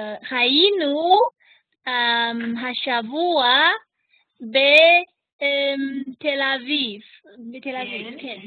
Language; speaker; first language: Hebrew; non-native, learner; German